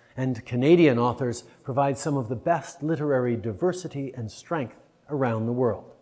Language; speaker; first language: English; early bilingual, other home language; French